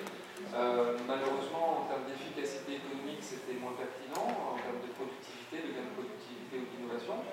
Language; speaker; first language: French; native; French